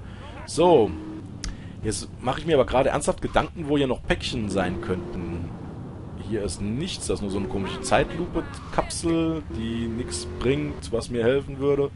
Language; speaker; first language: German; native; German